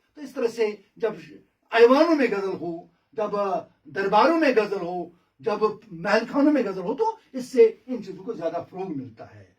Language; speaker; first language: Urdu; non-native, local second language; Kashmiri